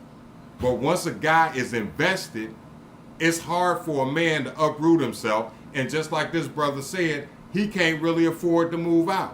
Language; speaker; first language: English; native; English